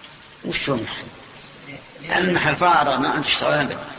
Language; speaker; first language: Arabic; native; Arabic